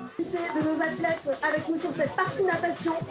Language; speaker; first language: French; native; French